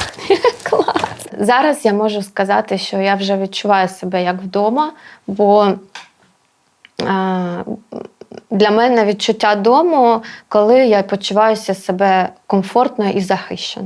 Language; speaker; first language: Ukrainian; non-native, local second language; Russian